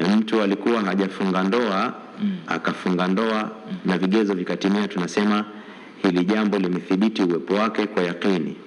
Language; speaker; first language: Swahili; native; Swahili